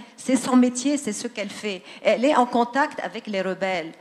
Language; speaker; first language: French; non-native, local second language; Arabic